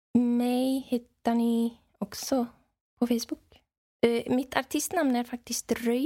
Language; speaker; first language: Swedish; non-native, fluent; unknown